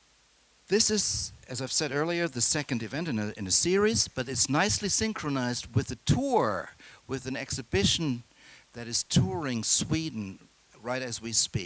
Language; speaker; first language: English; non-native, fluent; German